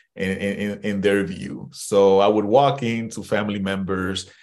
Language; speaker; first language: English; early bilingual, other home language; Spanish